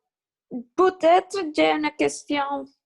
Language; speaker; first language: French; non-native, learner; Spanish